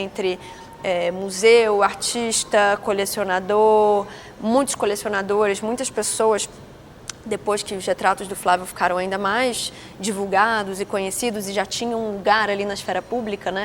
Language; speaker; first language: Portuguese; native; Portuguese